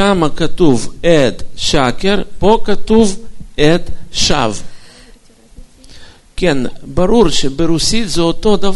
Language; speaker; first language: Hebrew; non-native, fluent; Russian